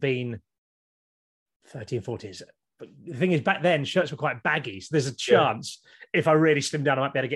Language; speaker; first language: English; native; English